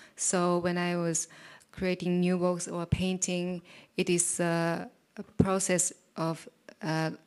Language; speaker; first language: English; non-native, fluent; Japanese